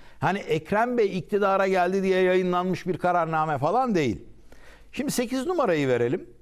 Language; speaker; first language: Turkish; native; Turkish